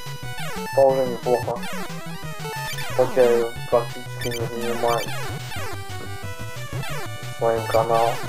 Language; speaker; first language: Russian; native; Russian